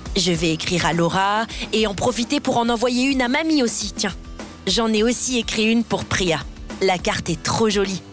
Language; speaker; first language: French; native; French